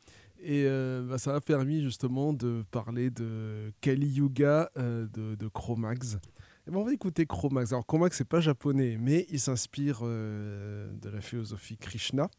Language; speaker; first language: French; native; French